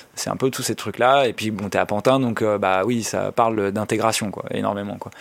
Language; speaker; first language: French; native; French